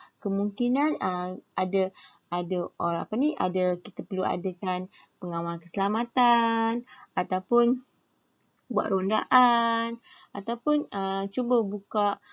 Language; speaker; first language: Malay; native; Malay